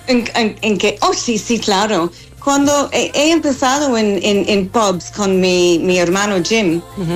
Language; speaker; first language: Spanish; non-native, fluent; English